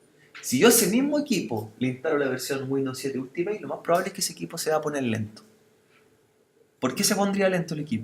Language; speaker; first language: Spanish; native; Spanish